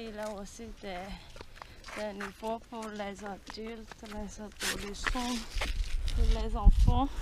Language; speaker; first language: French; non-native, local second language; Malagasy